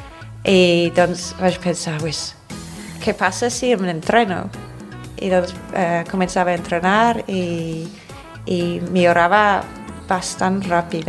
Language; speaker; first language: Catalan; non-native, fluent; English